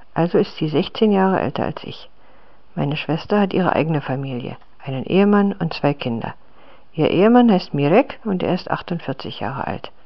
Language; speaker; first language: German; non-native, fluent; Czech